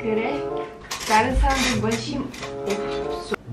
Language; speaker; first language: Korean; non-native, fluent; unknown